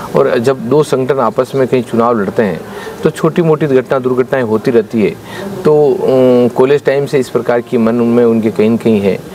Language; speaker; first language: Hindi; native; Hindi